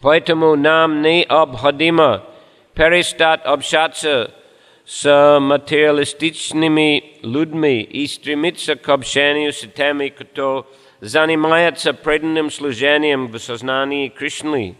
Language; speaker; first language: Russian; non-native, fluent; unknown